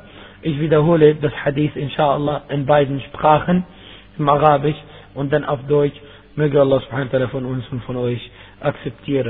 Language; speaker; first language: German; non-native, fluent; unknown